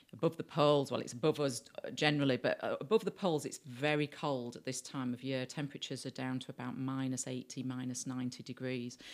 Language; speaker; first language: English; native; English